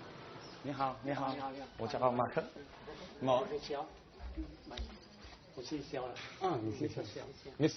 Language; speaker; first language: Chinese; non-native, learner; English